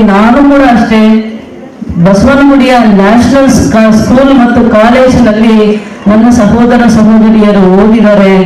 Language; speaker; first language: Kannada; native; Kannada